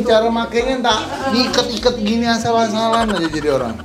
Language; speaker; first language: Indonesian; native; Indonesian